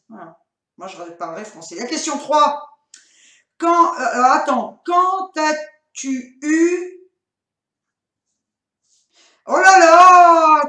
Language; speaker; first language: French; native; French